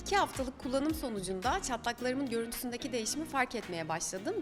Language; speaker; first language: Turkish; native; Turkish